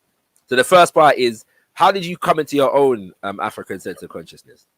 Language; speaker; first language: English; native; English